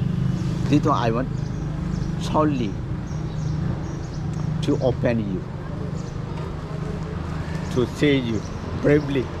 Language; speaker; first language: English; non-native, learner; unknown